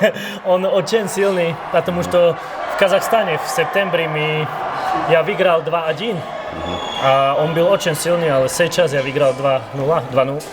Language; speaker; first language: Russian; non-native, learner; Slovak